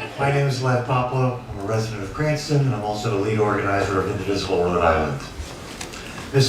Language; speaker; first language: English; native; English